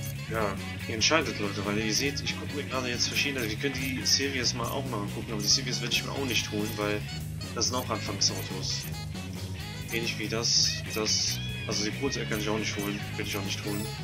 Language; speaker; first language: German; native; German